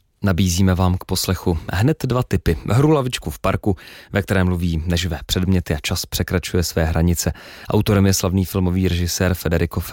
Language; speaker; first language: Czech; native; Czech